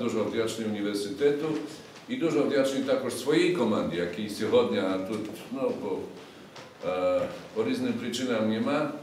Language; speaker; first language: Polish; non-native, learner; Ukrainian